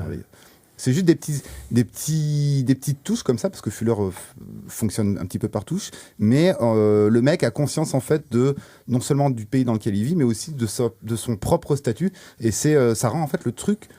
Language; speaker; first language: French; native; French